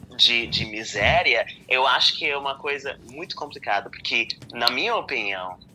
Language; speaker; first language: Portuguese; non-native, fluent; English